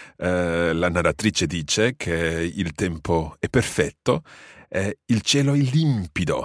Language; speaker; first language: Italian; non-native, fluent; English